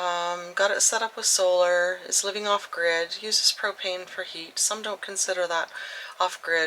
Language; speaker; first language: English; native; English